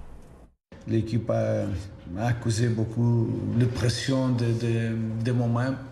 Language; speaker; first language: French; non-native, fluent; Portuguese